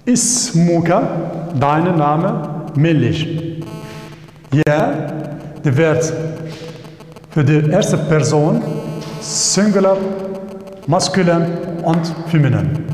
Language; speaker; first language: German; non-native, fluent; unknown